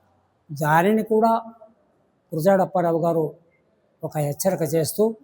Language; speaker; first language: Telugu; native; Telugu